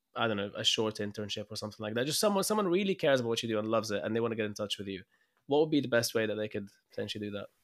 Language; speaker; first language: English; early bilingual, other home language; Arabic